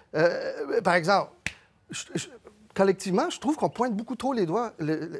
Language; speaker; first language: French; early bilingual, other home language; Spanish